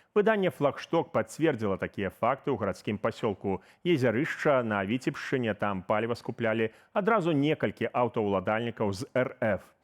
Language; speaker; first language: Belarusian; native; Belarusian